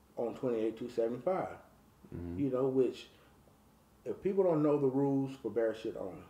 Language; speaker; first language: English; native; English